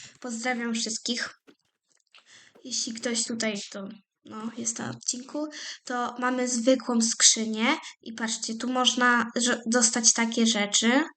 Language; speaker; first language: Polish; native; Polish